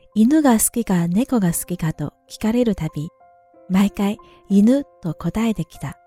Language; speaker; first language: Japanese; non-native, learner; Chinese